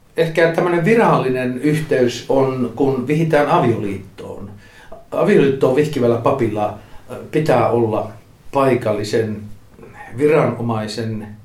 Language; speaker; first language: Finnish; native; Finnish